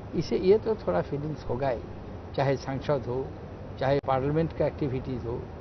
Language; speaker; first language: Hindi; non-native, local second language; Bangla